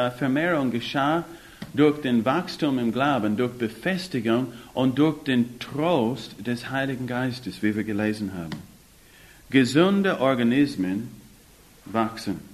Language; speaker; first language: German; non-native, fluent; English